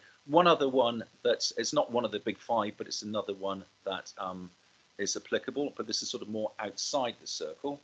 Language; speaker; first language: English; native; English